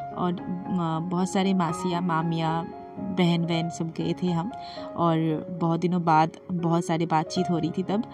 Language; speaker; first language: Hindi; non-native, local second language; Bangla